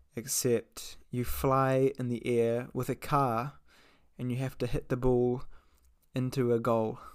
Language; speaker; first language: English; native; English